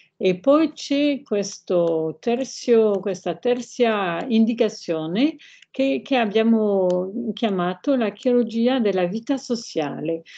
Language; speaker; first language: Italian; non-native, fluent; French